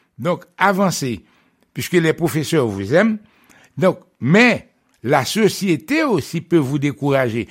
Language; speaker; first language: French; non-native, local second language; Haitian Creole